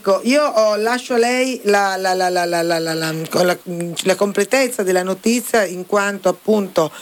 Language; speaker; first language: Italian; native; Italian